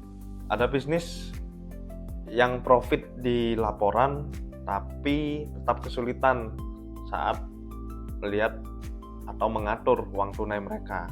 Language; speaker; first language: Indonesian; native; Indonesian